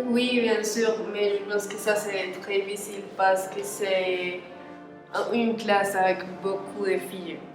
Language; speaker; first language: French; non-native, learner; Spanish